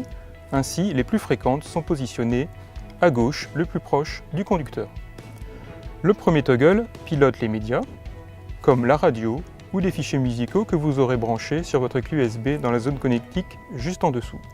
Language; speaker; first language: French; native; French